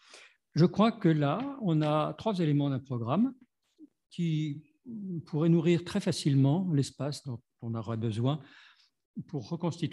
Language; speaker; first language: French; native; French